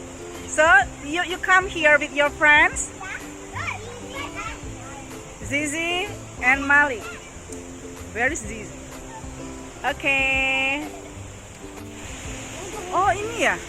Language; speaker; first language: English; non-native, learner; Indonesian